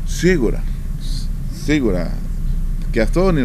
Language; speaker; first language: Greek; non-native, fluent; Spanish